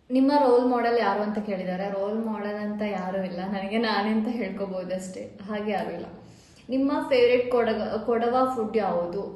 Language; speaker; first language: Kannada; non-native, local second language; Malayalam